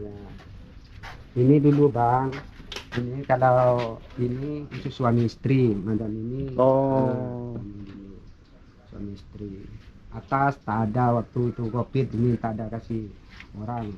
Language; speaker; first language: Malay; non-native, local second language; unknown